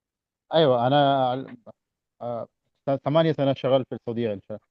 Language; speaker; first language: Arabic; non-native, learner; Urdu